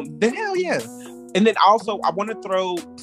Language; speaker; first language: English; native; English